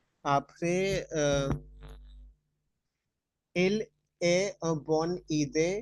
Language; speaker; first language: French; non-native, fluent; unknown